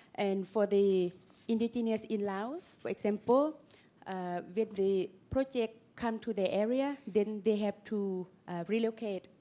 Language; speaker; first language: English; non-native, learner; Lao